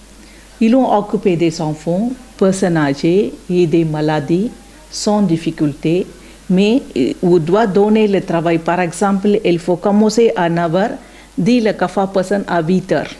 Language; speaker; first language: French; non-native, learner; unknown